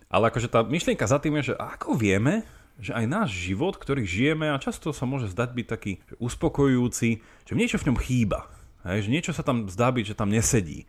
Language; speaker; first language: Slovak; native; Slovak